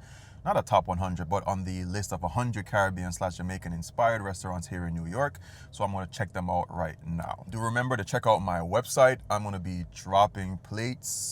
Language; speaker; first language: English; native; English